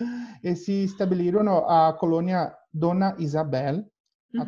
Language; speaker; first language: Italian; non-native, learner; Portuguese